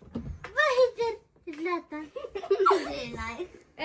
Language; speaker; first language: Swedish; early bilingual, other home language; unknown